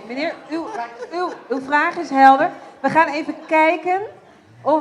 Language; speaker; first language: Dutch; native; Dutch